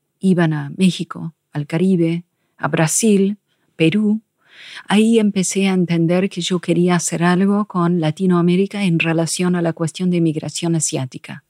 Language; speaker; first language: Spanish; non-native, fluent; English